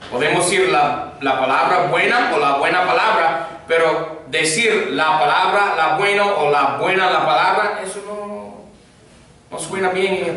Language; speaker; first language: Spanish; non-native, fluent; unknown